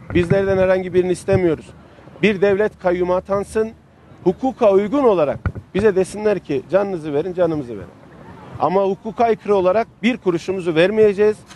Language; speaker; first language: Turkish; native; Turkish